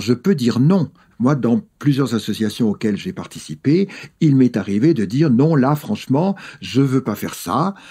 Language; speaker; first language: French; native; French